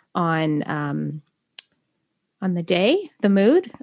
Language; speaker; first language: English; native; English